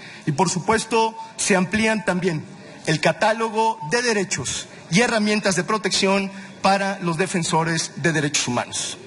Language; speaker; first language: Spanish; native; Spanish